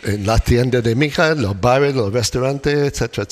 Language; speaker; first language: Spanish; non-native, learner; English